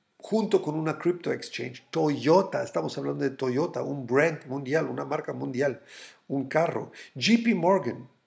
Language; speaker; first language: Spanish; non-native, fluent; German